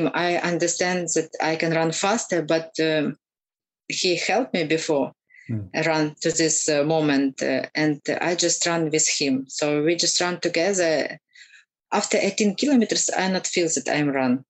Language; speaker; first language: English; non-native, learner; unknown